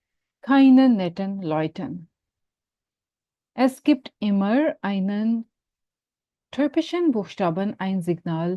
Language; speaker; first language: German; non-native, fluent; Urdu